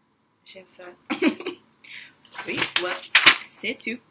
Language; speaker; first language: French; non-native, learner; English